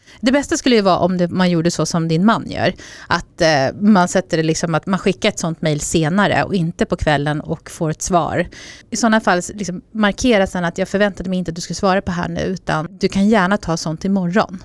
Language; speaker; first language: Swedish; native; Swedish